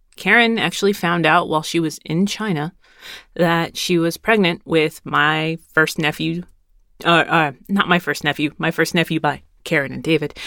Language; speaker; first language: English; early bilingual, other home language; Spanish